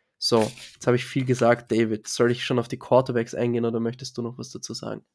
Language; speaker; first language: German; native; German